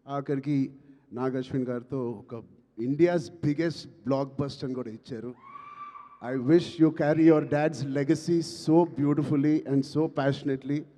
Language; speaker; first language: Telugu; native; Telugu